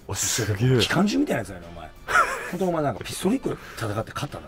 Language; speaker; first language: Japanese; native; Japanese